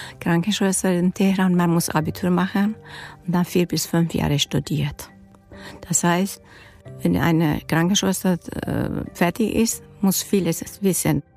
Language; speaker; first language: German; non-native, learner; Persian